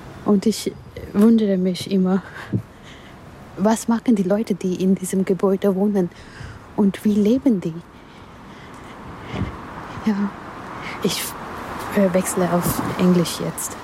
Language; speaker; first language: German; non-native, learner; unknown